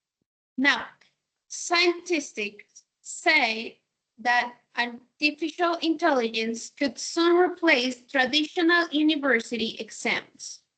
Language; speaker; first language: English; non-native, fluent; Spanish